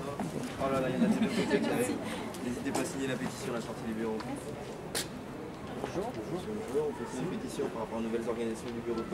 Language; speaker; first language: French; native; French